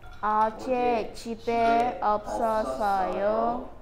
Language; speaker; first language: Korean; non-native, learner; Vietnamese